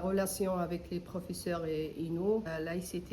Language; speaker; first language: French; non-native, fluent; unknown